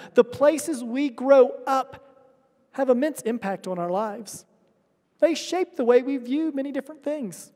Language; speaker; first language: English; native; English